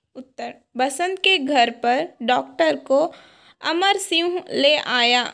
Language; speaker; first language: Hindi; non-native, local second language; Kannada